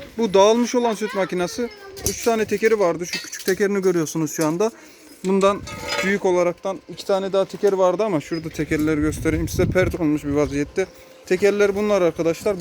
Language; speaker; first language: Turkish; native; Turkish